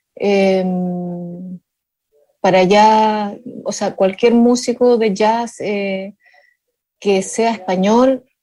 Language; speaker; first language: Spanish; native; Spanish